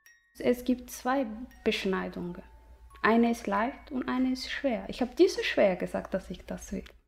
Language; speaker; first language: German; non-native, learner; Somali